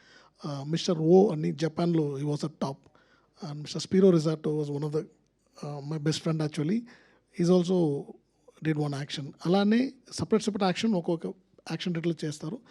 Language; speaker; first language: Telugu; non-native, learner; Tamil